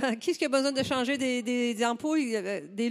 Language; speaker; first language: French; native; French